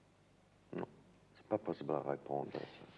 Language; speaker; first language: French; non-native, learner; English